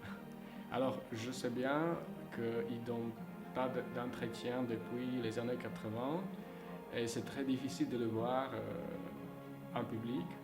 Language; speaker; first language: French; non-native, fluent; Slovak